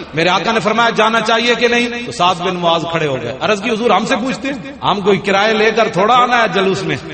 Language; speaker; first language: Urdu; non-native, local second language; Punjabi